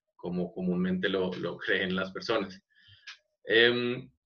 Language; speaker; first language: Spanish; native; Spanish